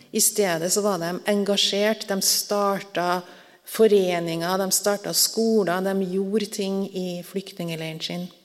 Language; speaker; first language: Norwegian; native; Norwegian